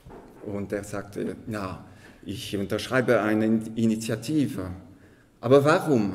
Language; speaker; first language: German; non-native, local second language; French